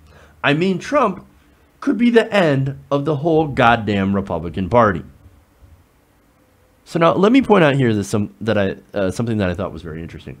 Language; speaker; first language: English; native; English